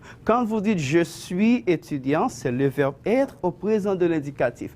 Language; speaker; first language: French; non-native, fluent; Spanish